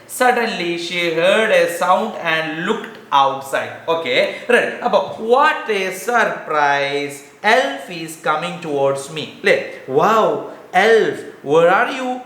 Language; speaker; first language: English; non-native, local second language; Malayalam